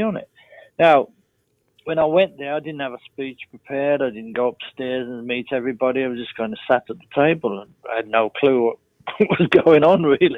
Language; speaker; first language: English; native; English